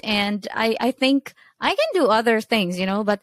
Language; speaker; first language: English; non-native, local second language; Cebuano